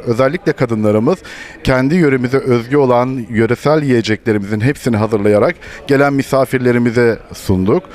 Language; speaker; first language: Turkish; native; Turkish